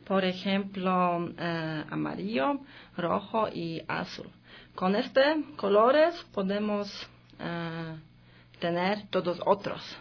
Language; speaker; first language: Spanish; non-native, learner; Polish